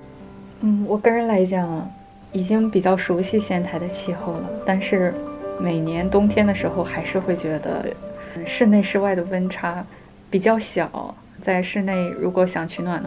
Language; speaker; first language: Chinese; native; Chinese